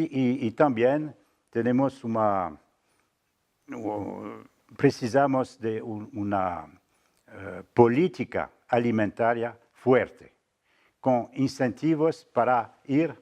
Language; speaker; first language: Spanish; non-native, fluent; French